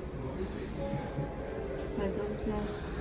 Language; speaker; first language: English; non-native, learner; Russian